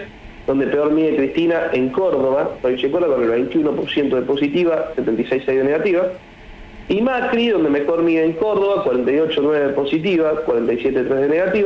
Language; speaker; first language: Spanish; native; Spanish